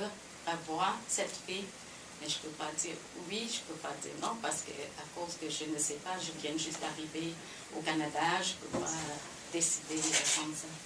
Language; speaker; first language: French; non-native, fluent; Khmer